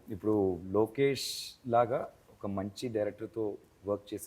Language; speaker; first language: Telugu; non-native, learner; Tamil